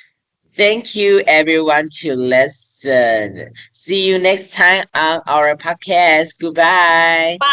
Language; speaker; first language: English; non-native, learner; Chinese